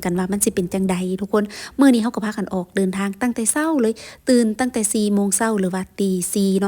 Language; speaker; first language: Thai; non-native, local second language; Lao